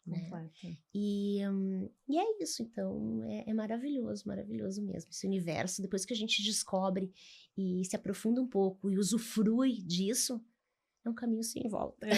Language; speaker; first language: Portuguese; native; Portuguese